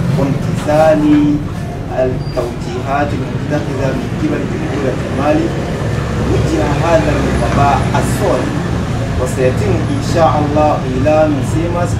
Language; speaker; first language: Arabic; non-native, fluent; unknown